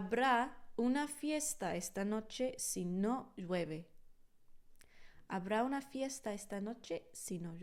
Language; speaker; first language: Spanish; non-native, fluent; English